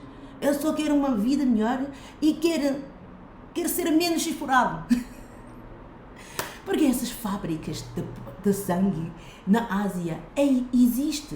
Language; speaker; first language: Portuguese; non-native, fluent; Chinese